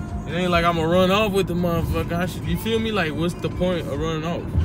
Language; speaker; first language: English; early bilingual, other home language; Spanish